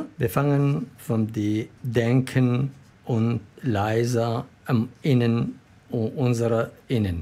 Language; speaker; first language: German; non-native, learner; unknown